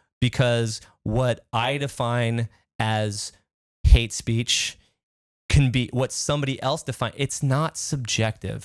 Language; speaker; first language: English; native; English